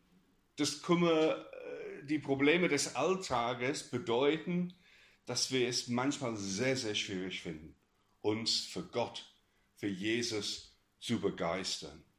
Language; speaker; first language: German; non-native, fluent; English